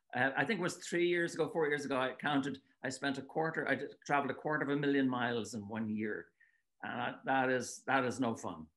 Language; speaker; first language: English; native; English